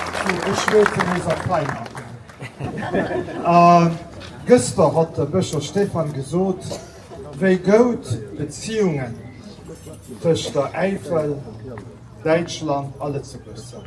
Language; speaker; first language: German; non-native, local second language; Luxembourgish